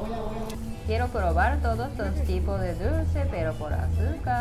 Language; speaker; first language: Spanish; non-native, learner; Japanese